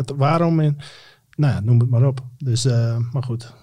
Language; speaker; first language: Dutch; native; Dutch